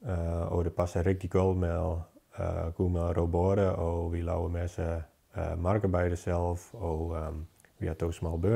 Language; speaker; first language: Danish; non-native, fluent; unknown